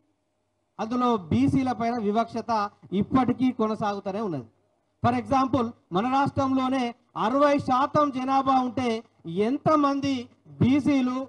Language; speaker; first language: Telugu; native; Telugu